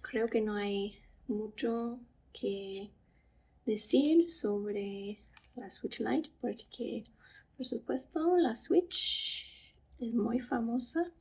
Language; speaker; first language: Spanish; non-native, fluent; English